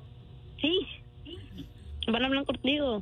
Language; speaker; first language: Spanish; early bilingual, heritage; Spanish